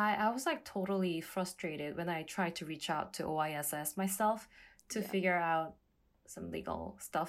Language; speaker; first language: English; non-native, fluent; Korean